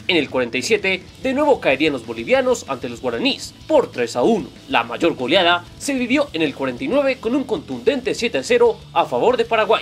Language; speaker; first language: Spanish; native; Spanish